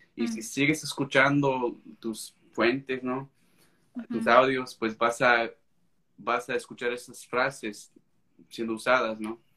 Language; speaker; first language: Spanish; non-native, fluent; English